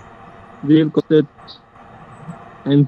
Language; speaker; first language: German; non-native, learner; Bangla